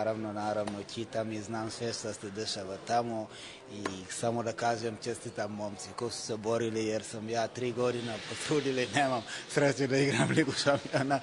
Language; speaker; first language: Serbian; non-native, fluent; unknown